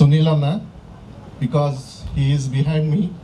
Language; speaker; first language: Telugu; native; Telugu